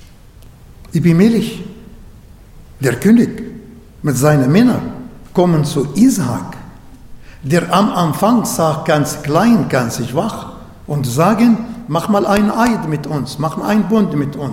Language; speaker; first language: German; non-native, learner; Arabic